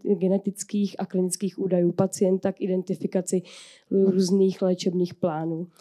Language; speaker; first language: Czech; native; Czech